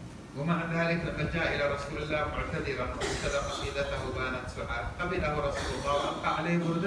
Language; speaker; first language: Arabic; native; Arabic